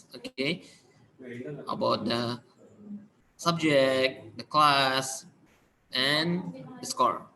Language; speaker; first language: English; non-native, learner; Indonesian